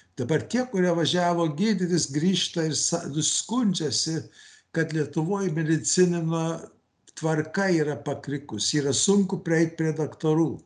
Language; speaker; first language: Lithuanian; early bilingual, heritage; Lithuanian